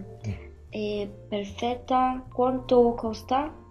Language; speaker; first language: Italian; non-native, learner; Chinese